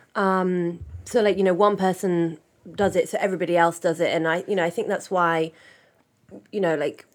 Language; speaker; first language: English; native; English